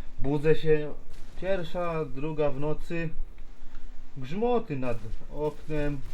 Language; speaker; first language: Polish; native; Polish